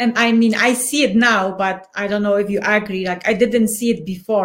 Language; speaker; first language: English; non-native, fluent; Polish